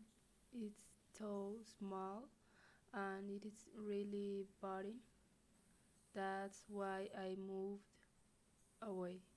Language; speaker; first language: English; non-native, learner; Spanish